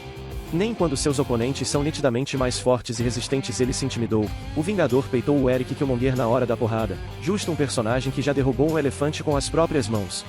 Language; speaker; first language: Portuguese; native; Portuguese